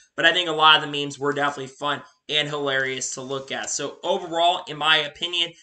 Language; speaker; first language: English; native; English